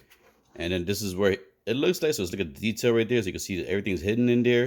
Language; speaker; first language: English; native; English